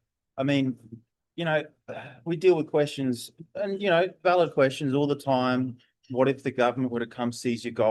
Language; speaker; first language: English; native; English